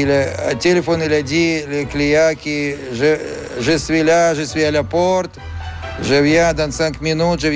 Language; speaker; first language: French; non-native, fluent; Russian